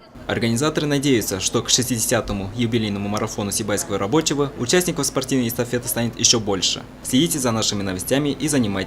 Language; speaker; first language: Russian; native; Russian